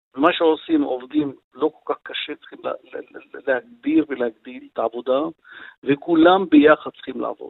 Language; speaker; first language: Hebrew; non-native, local second language; Arabic